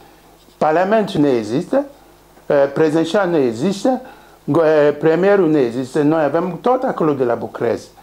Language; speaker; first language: Romanian; non-native, learner; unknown